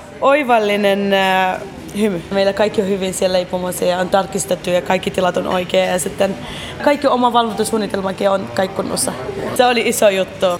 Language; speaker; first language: Finnish; early bilingual, other home language; Arabic